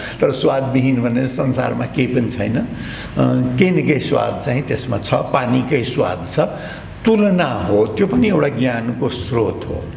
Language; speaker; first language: Nepali; non-native, local second language; Maithili